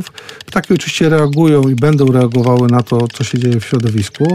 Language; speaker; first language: Polish; native; Polish